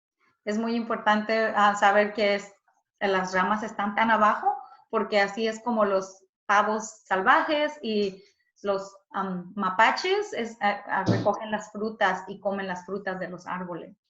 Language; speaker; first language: Spanish; early bilingual, heritage; Spanish